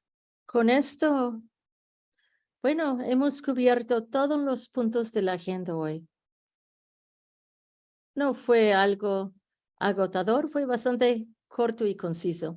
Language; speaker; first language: Spanish; early bilingual, heritage; Spanish